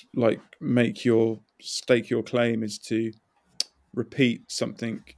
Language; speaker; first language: English; native; English